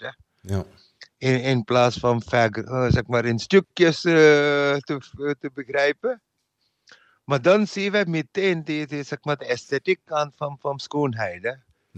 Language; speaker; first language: Dutch; non-native, learner; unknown